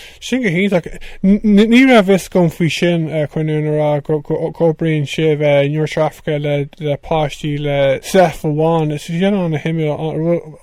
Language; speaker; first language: Irish; non-native, local second language; English